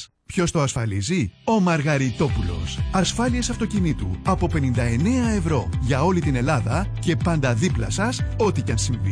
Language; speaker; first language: Greek; non-native, learner; Portuguese